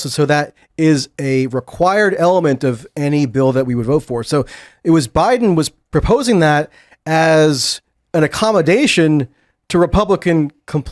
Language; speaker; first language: English; native; English